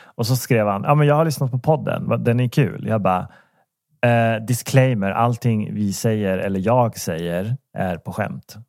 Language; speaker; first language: Swedish; native; Swedish